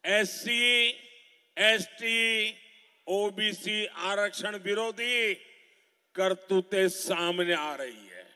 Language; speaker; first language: Hindi; non-native, local second language; Gujarati